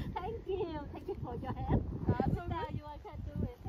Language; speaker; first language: English; non-native, local second language; Vietnamese